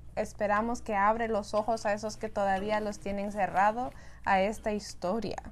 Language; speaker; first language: Spanish; early bilingual, heritage; Spanish